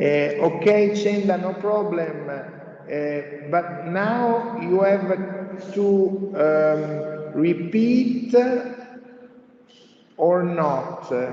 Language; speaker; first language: English; non-native, fluent; Italian